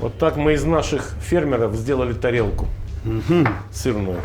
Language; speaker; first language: Russian; native; Russian